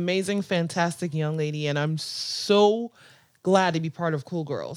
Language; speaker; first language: English; non-native, local second language; Akan